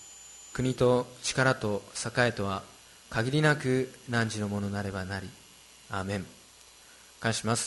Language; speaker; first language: Japanese; native; Japanese